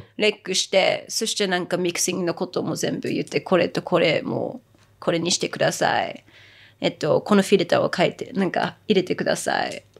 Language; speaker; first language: Japanese; early bilingual, heritage; Japanese